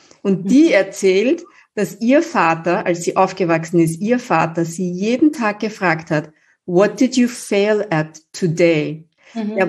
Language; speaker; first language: German; native; German